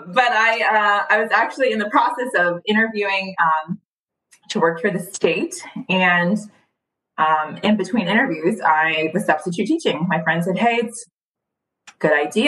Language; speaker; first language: English; early bilingual, other home language; Spanish